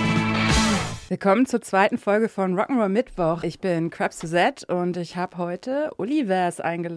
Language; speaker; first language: German; native; German